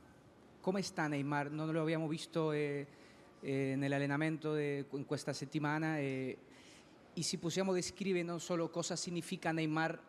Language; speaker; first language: Italian; non-native, fluent; Spanish